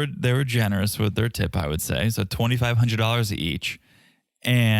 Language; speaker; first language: English; native; English